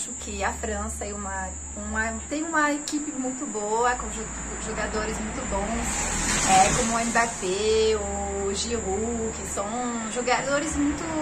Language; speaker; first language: Portuguese; non-native, fluent; French